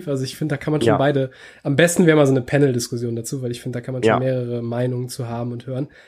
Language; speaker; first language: German; native; German